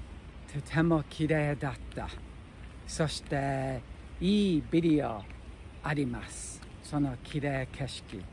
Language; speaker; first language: Japanese; non-native, learner; English